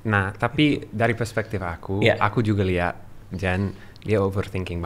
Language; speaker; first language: Indonesian; non-native, learner; English